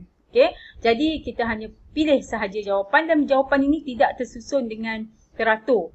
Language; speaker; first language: Malay; native; Malay